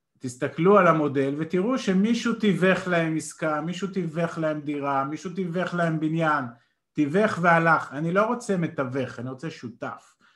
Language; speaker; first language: Hebrew; native; Hebrew